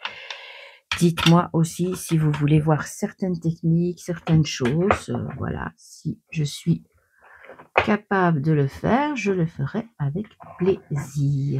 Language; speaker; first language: French; native; French